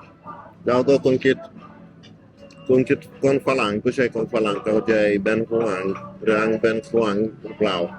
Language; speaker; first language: Thai; non-native, learner; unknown